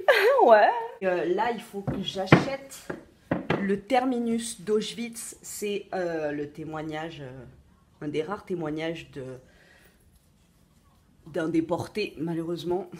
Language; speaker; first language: French; native; French